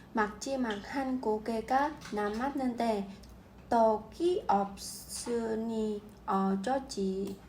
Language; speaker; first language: Korean; non-native, learner; Vietnamese